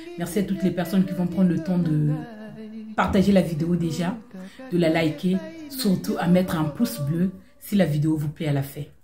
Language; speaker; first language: French; non-native, local second language; Lingala